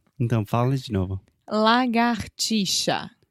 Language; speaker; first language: Portuguese; non-native, fluent; English